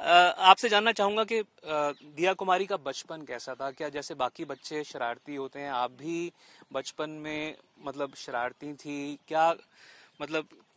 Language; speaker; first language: Hindi; native; Hindi